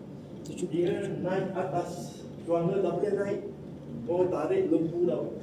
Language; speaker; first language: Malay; non-native, local second language; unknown